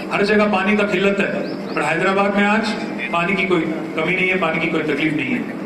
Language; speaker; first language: Hindi; non-native, local second language; Telugu